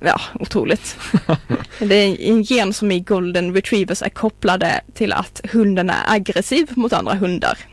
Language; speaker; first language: Swedish; native; Swedish